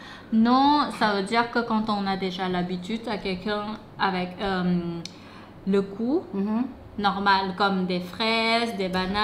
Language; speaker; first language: French; non-native, fluent; Thai